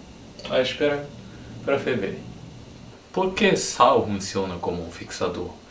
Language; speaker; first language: Portuguese; non-native, fluent; Japanese